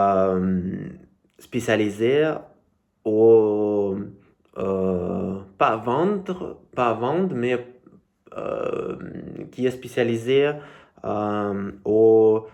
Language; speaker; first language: French; non-native, learner; Russian